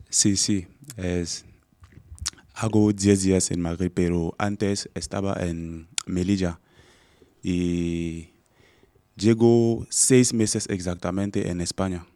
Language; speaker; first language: Spanish; non-native, learner; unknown